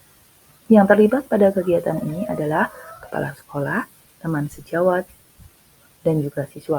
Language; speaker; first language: Indonesian; native; Indonesian